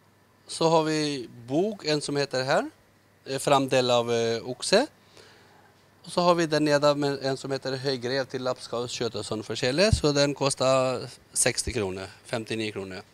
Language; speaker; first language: Norwegian; non-native, learner; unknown